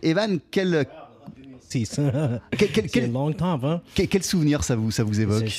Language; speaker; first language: French; native; French